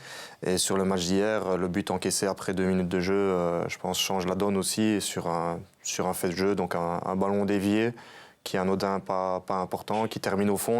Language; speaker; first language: French; native; French